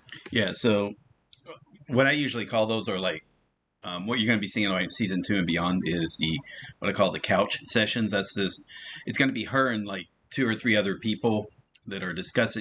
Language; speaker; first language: English; native; English